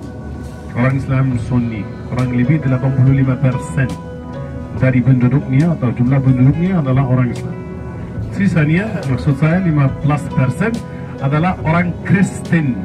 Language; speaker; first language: Indonesian; non-native, fluent; Arabic